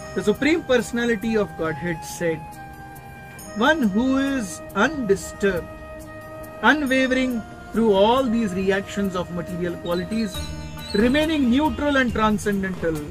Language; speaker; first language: English; non-native, local second language; Hindi